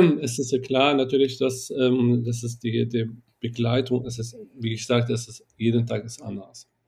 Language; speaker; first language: German; non-native, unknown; Arabic